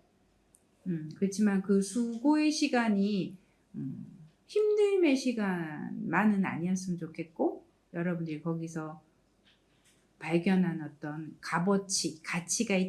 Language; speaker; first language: Korean; native; Korean